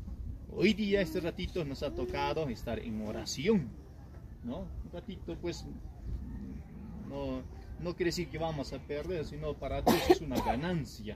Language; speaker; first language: Spanish; native; Spanish